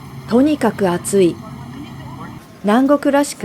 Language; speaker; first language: Japanese; native; Japanese